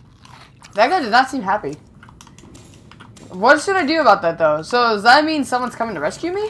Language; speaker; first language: English; native; English